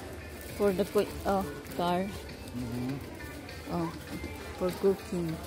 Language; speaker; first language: English; non-native, learner; Filipino